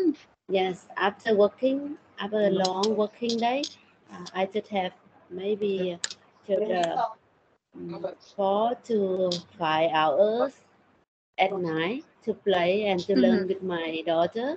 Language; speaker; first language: English; non-native, learner; Thai